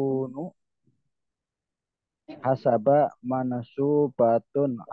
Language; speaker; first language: Arabic; non-native, learner; Indonesian